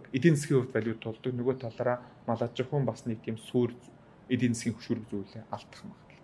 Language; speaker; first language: Mongolian; native; Mongolian